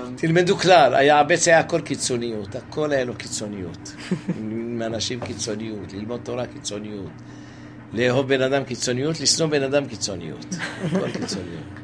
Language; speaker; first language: Hebrew; native; Hebrew